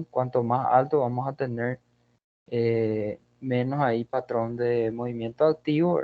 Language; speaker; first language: Spanish; non-native, fluent; Portuguese